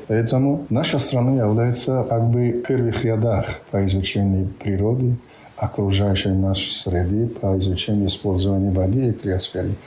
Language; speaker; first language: Russian; non-native, local second language; Tajik